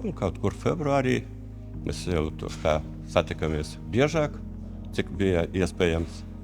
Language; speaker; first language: Latvian; native; Latvian